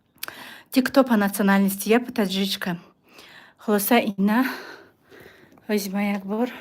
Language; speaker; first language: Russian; non-native, learner; Tajik